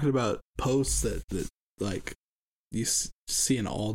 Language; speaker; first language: English; native; English